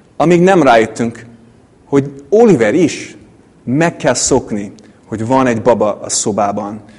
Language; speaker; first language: Hungarian; non-native, fluent; English